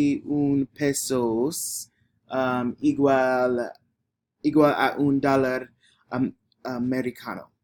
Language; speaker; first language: Spanish; non-native, learner; English